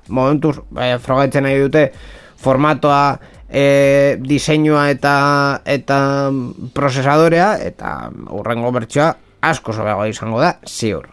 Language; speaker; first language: Basque; non-native, local second language; Spanish